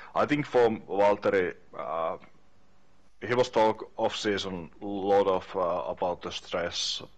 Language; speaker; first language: English; non-native, learner; Finnish